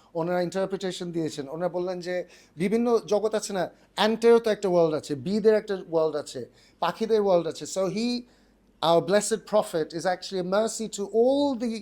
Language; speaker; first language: Bangla; early bilingual, heritage; Bangla